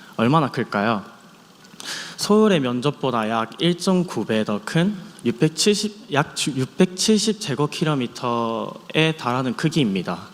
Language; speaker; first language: Korean; non-native, fluent; Japanese